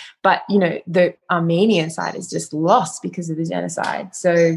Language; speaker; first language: English; native; English